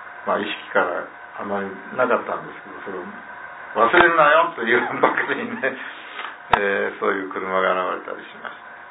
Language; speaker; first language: Japanese; native; Japanese